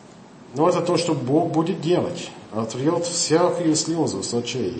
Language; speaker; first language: Russian; non-native, fluent; English